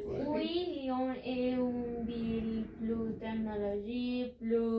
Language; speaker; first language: French; non-native, learner; Spanish